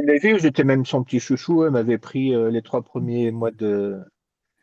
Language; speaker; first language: French; native; French